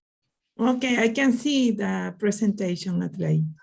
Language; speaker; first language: English; non-native, learner; Spanish